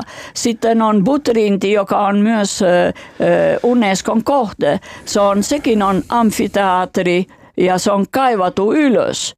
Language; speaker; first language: Finnish; non-native, fluent; Albanian